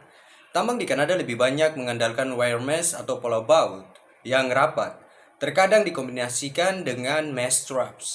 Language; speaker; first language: Indonesian; native; Indonesian